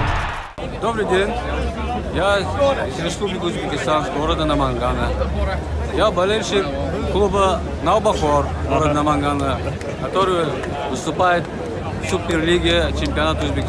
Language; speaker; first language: Russian; non-native, fluent; Uzbek